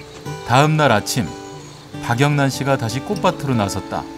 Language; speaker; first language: Korean; native; Korean